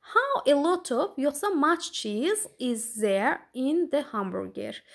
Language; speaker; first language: English; non-native, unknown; Azerbaijani